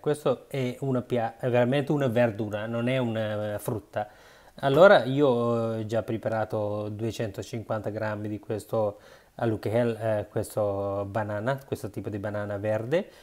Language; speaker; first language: Italian; non-native, learner; Sinhala